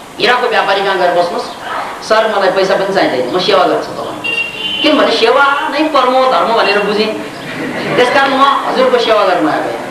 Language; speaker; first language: Nepali; native; Nepali